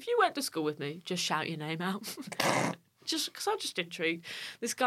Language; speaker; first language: English; native; English